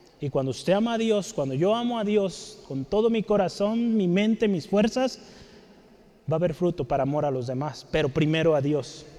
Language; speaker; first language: Spanish; native; Spanish